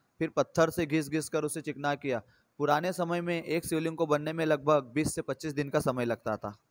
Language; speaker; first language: Hindi; native; Hindi